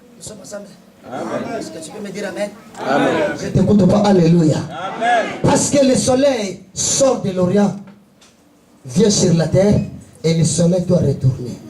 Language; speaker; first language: French; non-native, local second language; Lingala